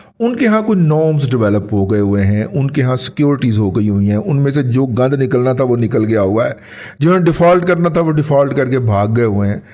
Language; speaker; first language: Urdu; non-native, local second language; Punjabi